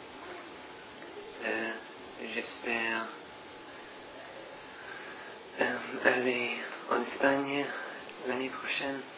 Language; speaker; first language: French; non-native, learner; English